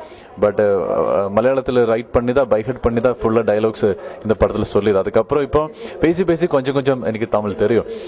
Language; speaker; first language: Tamil; non-native, learner; Malayalam